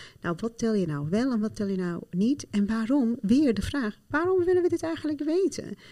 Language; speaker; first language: Dutch; non-native, fluent; Arabic